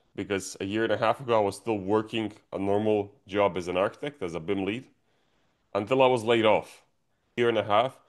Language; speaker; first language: English; non-native, fluent; Croatian